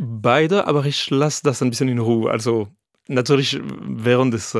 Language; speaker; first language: German; non-native, fluent; French